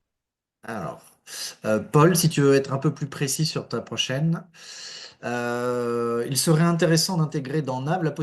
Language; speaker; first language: French; native; French